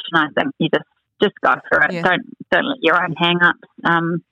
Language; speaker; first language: English; native; English